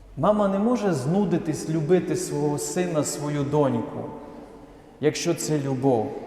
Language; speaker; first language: Ukrainian; native; Ukrainian